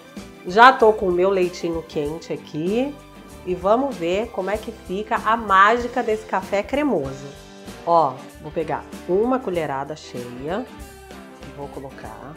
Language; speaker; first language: Portuguese; native; Portuguese